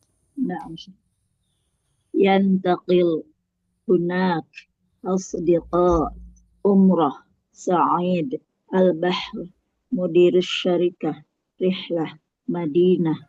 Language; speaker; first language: Arabic; non-native, learner; Indonesian